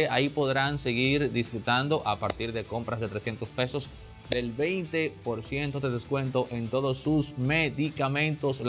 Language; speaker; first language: Spanish; native; Spanish